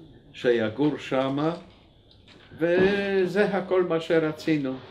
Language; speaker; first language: Hebrew; non-native, fluent; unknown